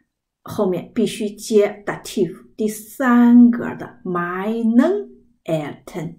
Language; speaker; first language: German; non-native, learner; Chinese